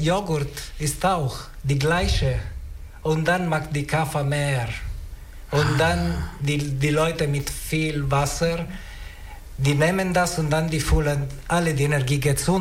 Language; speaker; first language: German; non-native, learner; Italian